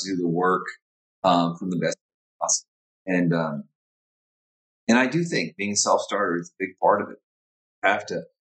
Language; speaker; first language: English; native; English